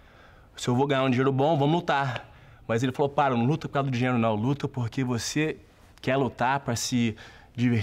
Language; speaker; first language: Portuguese; early bilingual, heritage; Portuguese